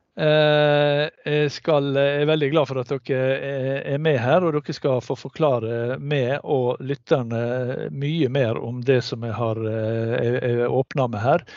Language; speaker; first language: Norwegian; native; Norwegian